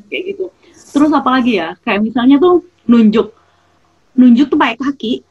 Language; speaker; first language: Indonesian; native; Indonesian